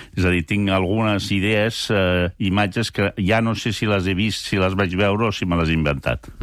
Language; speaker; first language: Catalan; early bilingual, other home language; French